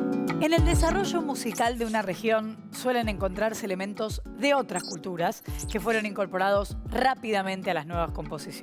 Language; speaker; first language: Spanish; native; Spanish